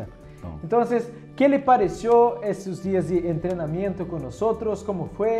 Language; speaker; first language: Spanish; non-native, fluent; Portuguese